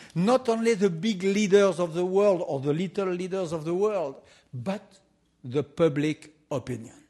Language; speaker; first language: English; non-native, fluent; French